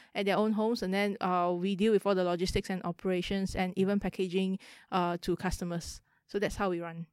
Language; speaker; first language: English; non-native, local second language; Chinese